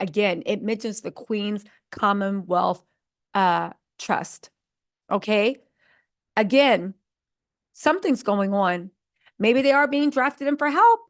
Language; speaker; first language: English; native; English